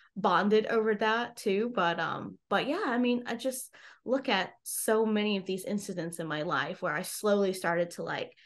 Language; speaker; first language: English; native; English